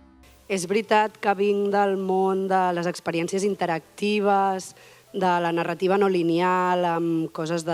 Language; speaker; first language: Catalan; native; Catalan